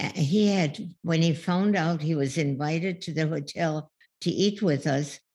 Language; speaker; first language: English; early bilingual, other home language; German